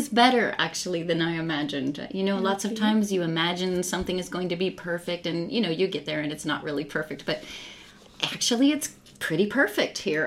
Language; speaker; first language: English; native; English